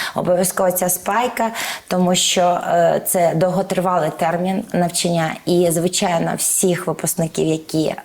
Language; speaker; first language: Ukrainian; native; Ukrainian